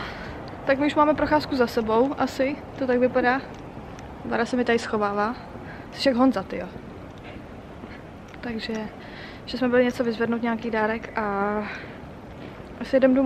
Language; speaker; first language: Czech; native; Czech